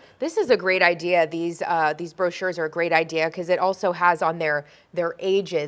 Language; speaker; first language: English; native; English